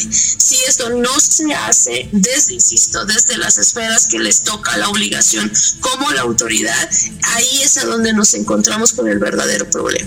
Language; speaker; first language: Spanish; native; Spanish